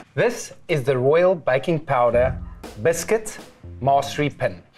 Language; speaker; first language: English; non-native, local second language; Afrikaans